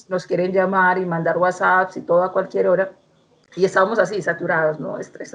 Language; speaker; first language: Spanish; native; Spanish